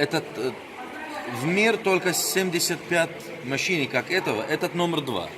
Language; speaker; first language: Russian; non-native, learner; Arabic